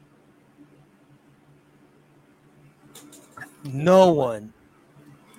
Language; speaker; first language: English; native; English